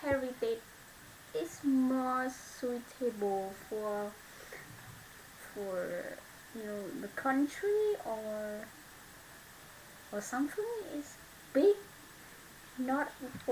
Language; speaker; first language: English; non-native, learner; Vietnamese